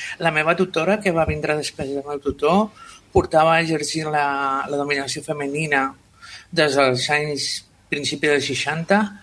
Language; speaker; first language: Catalan; non-native, local second language; Spanish